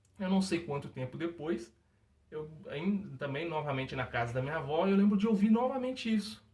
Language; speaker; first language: Portuguese; native; Portuguese